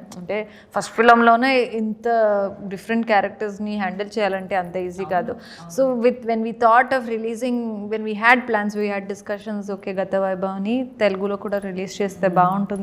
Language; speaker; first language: Telugu; non-native, learner; Kannada